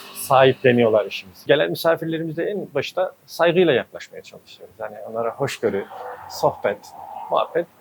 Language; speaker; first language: Turkish; native; Turkish